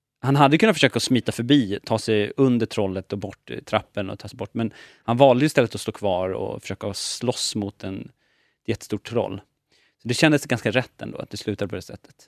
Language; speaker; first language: Swedish; native; Swedish